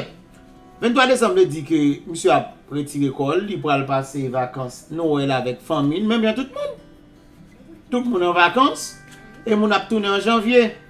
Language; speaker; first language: Haitian Creole; native; Haitian Creole